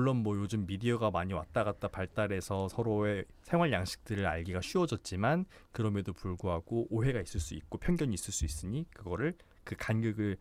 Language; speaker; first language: Korean; native; Korean